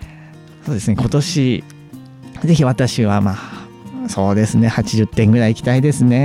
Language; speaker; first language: Japanese; native; Japanese